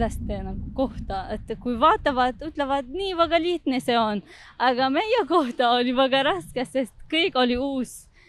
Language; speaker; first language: Estonian; non-native, learner; Arabic